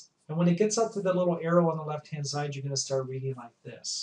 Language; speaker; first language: English; native; English